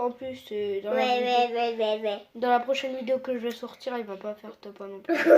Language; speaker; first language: French; native; French